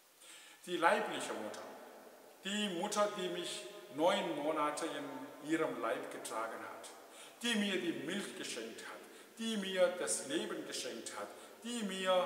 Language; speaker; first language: German; non-native, fluent; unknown